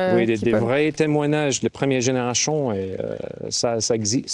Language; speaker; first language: French; non-native, fluent; English